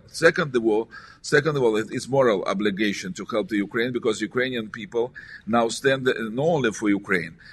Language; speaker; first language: English; non-native, learner; Russian